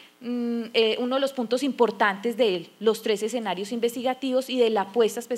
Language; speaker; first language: Spanish; native; Spanish